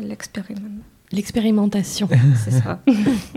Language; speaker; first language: French; non-native, learner; Ukrainian